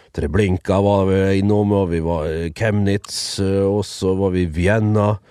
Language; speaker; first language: Norwegian; early bilingual, other home language; Dutch